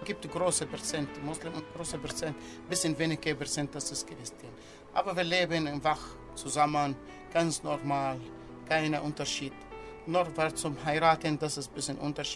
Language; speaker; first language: German; non-native, learner; Arabic